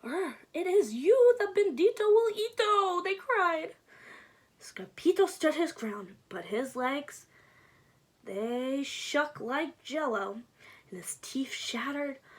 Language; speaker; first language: English; native; English